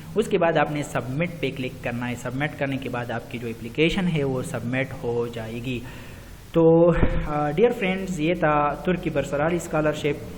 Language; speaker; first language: Urdu; non-native, local second language; Pashto